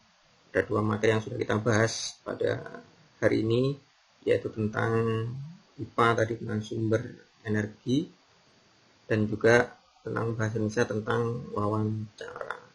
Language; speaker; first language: Indonesian; native; Indonesian